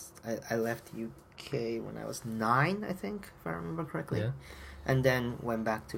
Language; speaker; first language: English; non-native, fluent; Japanese